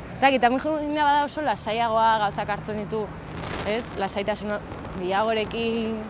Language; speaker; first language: Basque; native; Basque